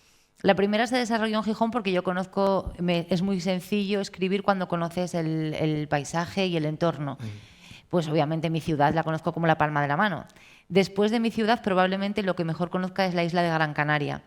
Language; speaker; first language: Spanish; native; Spanish